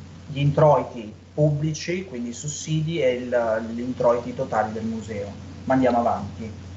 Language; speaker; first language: Italian; native; Italian